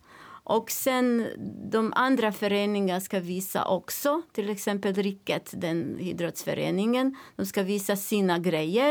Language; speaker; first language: Swedish; non-native, learner; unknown